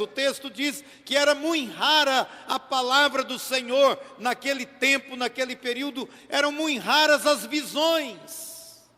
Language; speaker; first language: Portuguese; native; Portuguese